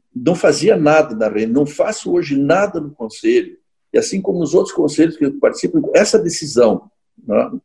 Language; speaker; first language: Portuguese; native; Portuguese